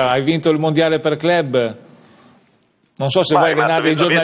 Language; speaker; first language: Italian; native; Italian